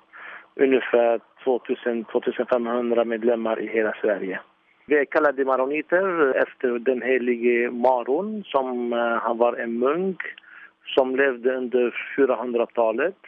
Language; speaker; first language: Swedish; non-native, fluent; Arabic